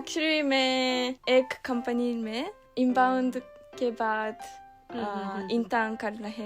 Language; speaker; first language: Hindi; non-native, learner; Japanese